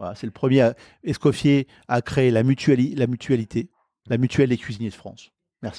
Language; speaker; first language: French; native; French